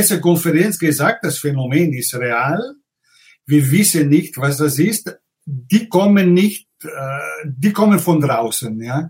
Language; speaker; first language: German; non-native, fluent; Italian